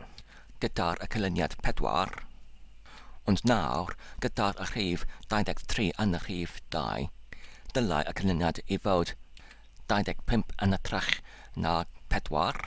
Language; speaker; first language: Welsh; non-native, local second language; English